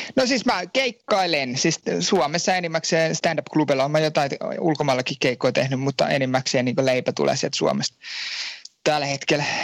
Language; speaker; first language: Finnish; native; Finnish